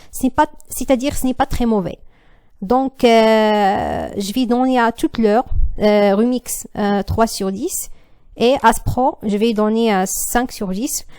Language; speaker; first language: French; non-native, learner; Arabic